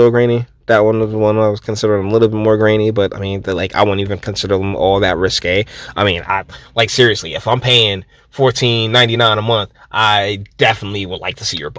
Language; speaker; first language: English; native; English